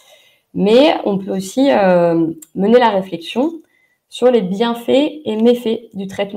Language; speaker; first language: French; native; French